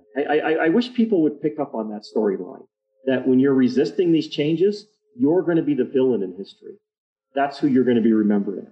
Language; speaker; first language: English; native; English